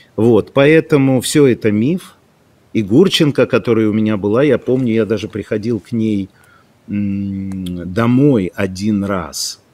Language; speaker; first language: Russian; non-native, local second language; Ukrainian